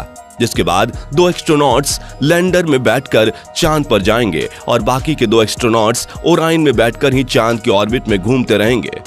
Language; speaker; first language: Hindi; native; Hindi